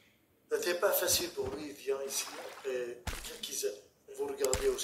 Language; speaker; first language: French; non-native, learner; Arabic